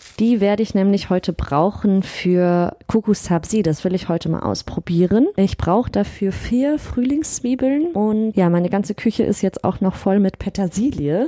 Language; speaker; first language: German; early bilingual, other home language; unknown